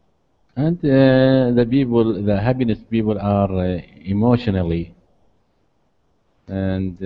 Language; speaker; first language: English; non-native, learner; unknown